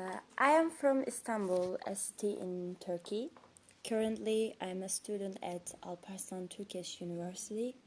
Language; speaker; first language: English; non-native, fluent; Turkish